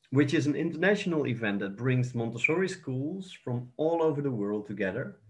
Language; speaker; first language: English; non-native, fluent; Dutch